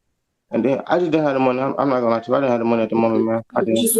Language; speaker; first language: English; native; English